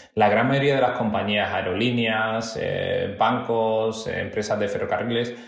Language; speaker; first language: Spanish; native; Spanish